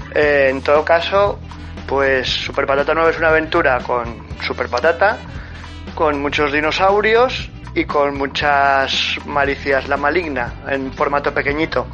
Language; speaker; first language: Spanish; native; Spanish